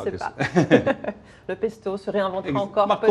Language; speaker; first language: French; native; French